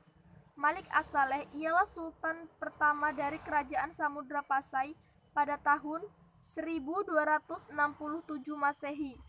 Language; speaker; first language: Indonesian; native; Indonesian